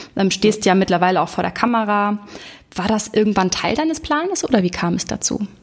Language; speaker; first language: German; native; German